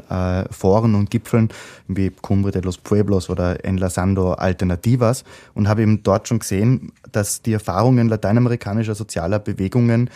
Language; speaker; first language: German; native; German